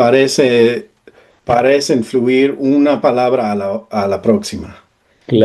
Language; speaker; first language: Spanish; non-native, fluent; English